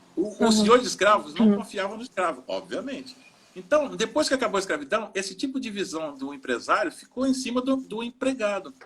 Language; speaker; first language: Portuguese; native; Portuguese